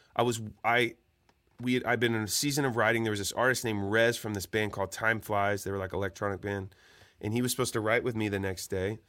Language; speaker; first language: English; native; English